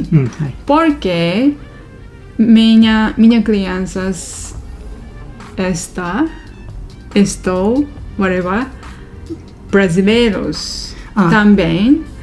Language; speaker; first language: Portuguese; non-native, learner; Japanese